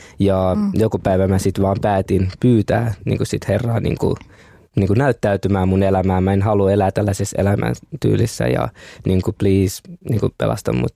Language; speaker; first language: Finnish; early bilingual, other home language; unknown